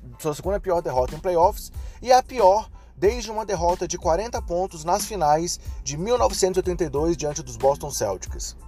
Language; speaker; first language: Portuguese; native; Portuguese